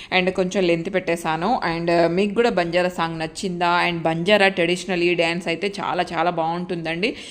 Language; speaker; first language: Telugu; non-native, local second language; Lambadi